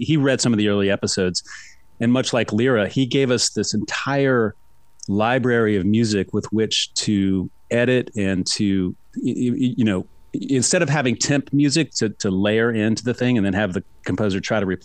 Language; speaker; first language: English; native; English